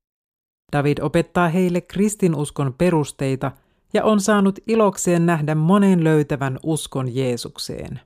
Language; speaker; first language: Finnish; native; Finnish